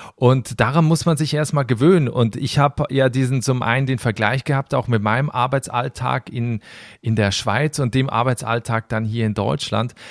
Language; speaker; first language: German; native; German